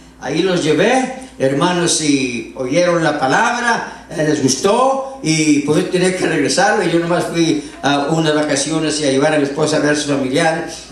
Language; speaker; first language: Spanish; native; Spanish